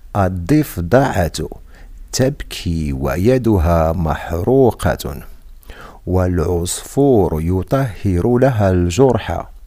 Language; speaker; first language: Arabic; non-native, fluent; Indonesian